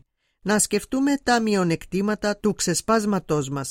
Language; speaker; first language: Greek; native; Greek